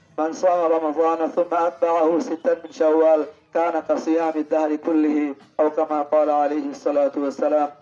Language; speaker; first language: Arabic; non-native, fluent; Bangla